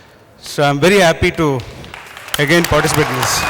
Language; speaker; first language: Telugu; native; Telugu